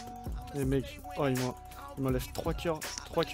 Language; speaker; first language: French; native; French